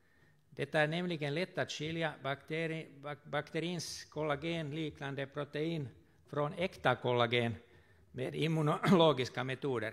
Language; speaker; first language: Swedish; non-native, fluent; Finnish